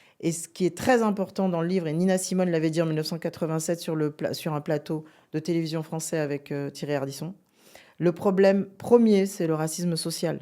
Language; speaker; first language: French; native; French